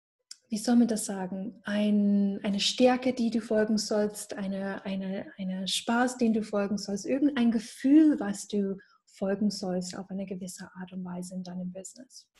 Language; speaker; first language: German; non-native, fluent; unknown